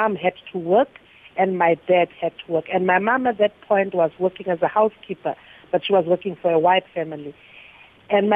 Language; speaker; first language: English; non-native, local second language; Tswana